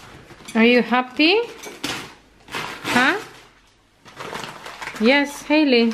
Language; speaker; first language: English; non-native, local second language; Filipino